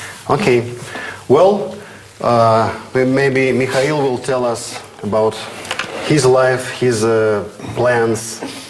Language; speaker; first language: English; non-native, fluent; Russian